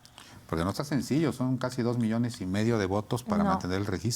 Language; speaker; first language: Spanish; native; Spanish